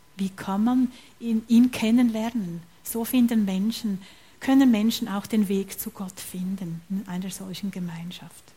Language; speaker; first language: German; native; German